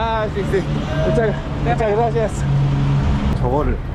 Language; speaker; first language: Spanish; non-native, learner; Korean